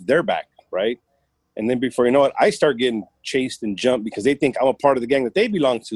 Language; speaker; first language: English; early bilingual, other home language; Spanish